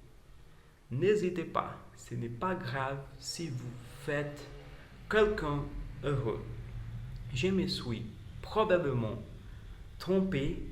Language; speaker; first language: French; non-native, learner; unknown